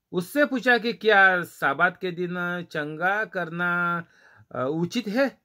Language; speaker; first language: Hindi; non-native, local second language; Marathi